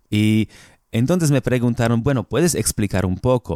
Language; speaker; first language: Spanish; non-native, fluent; Slovak